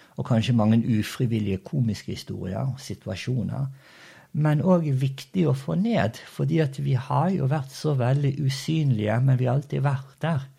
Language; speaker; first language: Norwegian; early bilingual, other home language; Portuguese